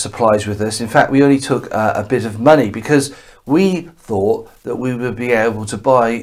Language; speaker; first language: English; native; English